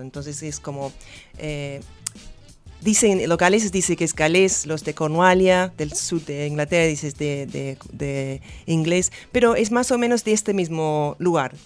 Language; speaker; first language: Spanish; non-native, fluent; English